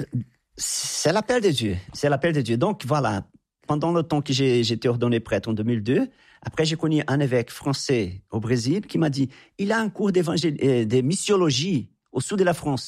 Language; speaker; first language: French; non-native, fluent; Portuguese